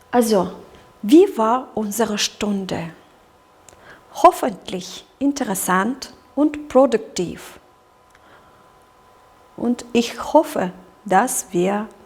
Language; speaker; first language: German; non-native, fluent; Kyrgyz